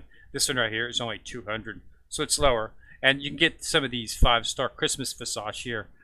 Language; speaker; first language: English; native; English